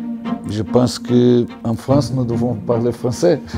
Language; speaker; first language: French; non-native, learner; Portuguese